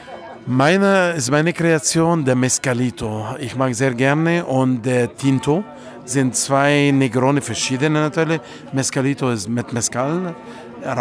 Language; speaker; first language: German; non-native, fluent; Italian